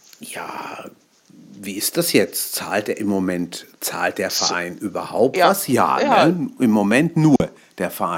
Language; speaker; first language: German; native; German